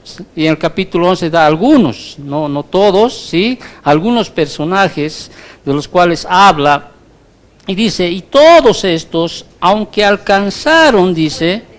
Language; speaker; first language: Spanish; native; Spanish